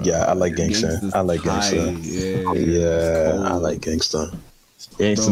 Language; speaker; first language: English; non-native, fluent; French